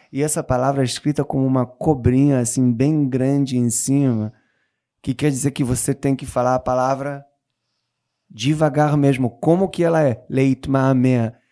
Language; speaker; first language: Portuguese; non-native, fluent; Hebrew